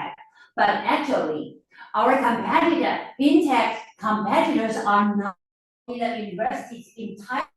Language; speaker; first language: English; non-native, fluent; Chinese